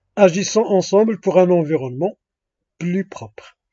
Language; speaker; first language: French; non-native, local second language; Arabic